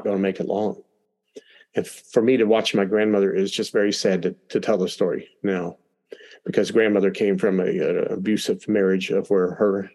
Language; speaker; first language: English; native; English